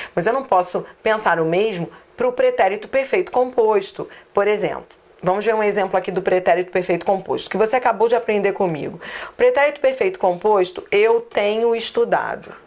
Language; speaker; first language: Portuguese; native; Portuguese